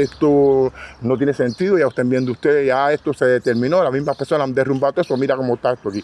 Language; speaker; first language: Spanish; native; Spanish